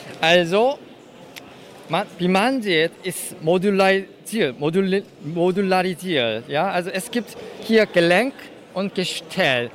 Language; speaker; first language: German; non-native, fluent; Korean